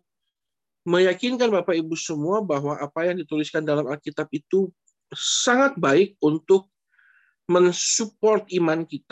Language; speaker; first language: Indonesian; native; Indonesian